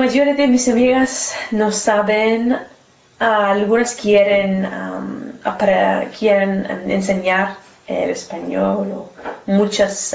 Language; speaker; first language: Spanish; non-native, learner; English